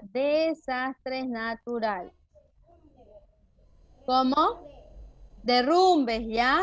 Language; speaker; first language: Spanish; native; Spanish